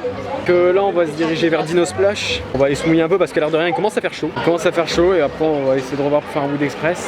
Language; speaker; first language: French; native; French